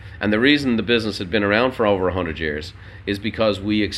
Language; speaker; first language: English; native; English